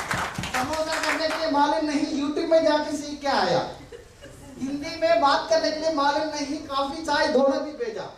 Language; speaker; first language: Hindi; non-native, local second language; Tamil